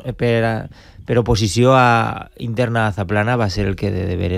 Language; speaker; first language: Catalan; native; Catalan